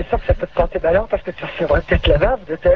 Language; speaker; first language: French; native; French